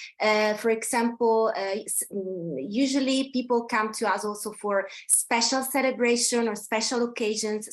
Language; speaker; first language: English; non-native, fluent; Italian